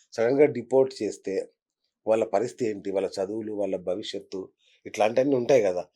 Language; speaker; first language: Telugu; native; Telugu